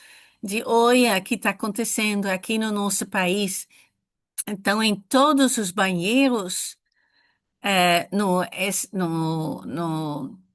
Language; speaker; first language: Portuguese; non-native, fluent; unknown